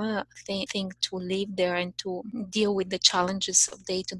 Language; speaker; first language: English; non-native, fluent; Bulgarian